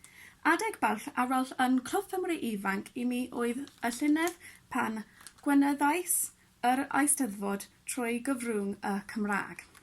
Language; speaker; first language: Welsh; non-native, learner; English